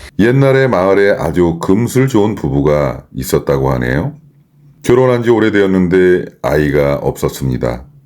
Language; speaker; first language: Korean; native; Korean